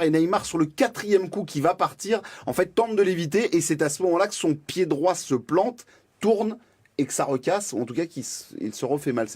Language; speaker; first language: French; native; French